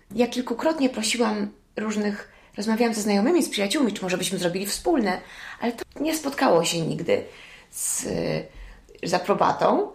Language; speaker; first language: Polish; early bilingual, heritage; Polish